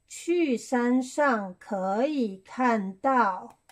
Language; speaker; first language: Chinese; non-native, learner; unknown